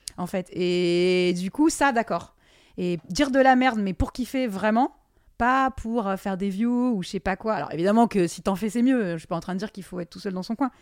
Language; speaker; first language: French; native; French